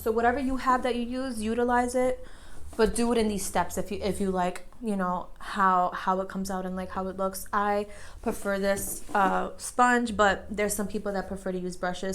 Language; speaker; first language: English; native; English